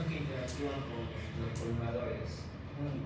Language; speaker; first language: Spanish; native; Spanish